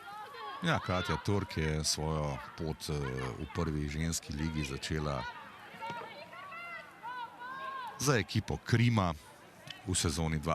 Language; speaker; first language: Slovenian; native; Slovenian